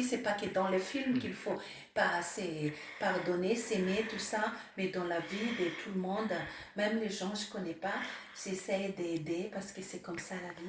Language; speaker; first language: French; non-native, local second language; Malagasy